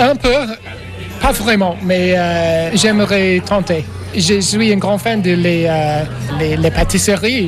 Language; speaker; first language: French; non-native, fluent; English